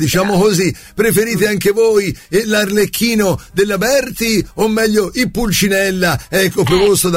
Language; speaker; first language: Italian; native; Italian